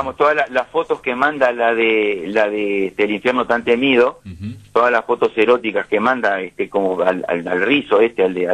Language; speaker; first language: Spanish; native; Spanish